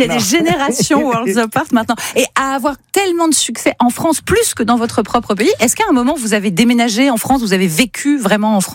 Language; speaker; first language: French; native; French